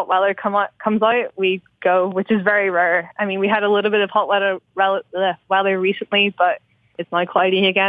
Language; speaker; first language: English; native; English